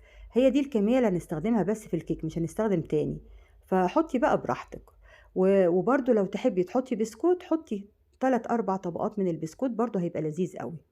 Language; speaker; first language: Arabic; native; Arabic